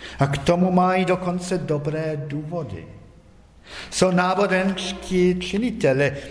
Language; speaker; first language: Czech; non-native, fluent; German